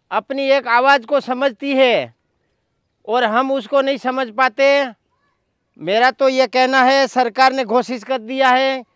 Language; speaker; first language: Hindi; non-native, local second language; Gujarati